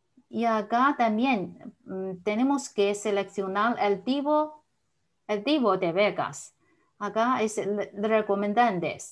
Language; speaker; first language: Spanish; non-native, fluent; Chinese